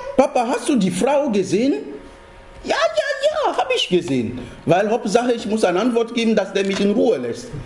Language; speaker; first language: German; non-native, fluent; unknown